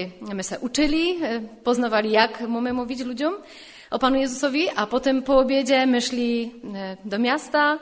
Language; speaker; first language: Czech; non-native, local second language; Polish